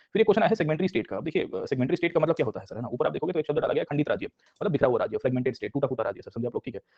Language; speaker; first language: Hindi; non-native, local second language; Gujarati